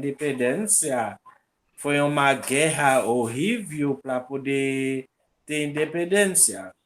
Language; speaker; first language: Portuguese; non-native, local second language; Haitian Creole